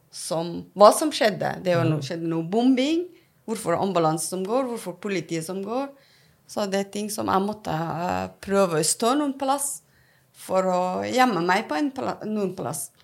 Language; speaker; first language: Norwegian; non-native, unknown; Persian